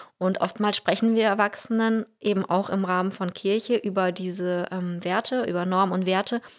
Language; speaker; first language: German; early bilingual, heritage; Russian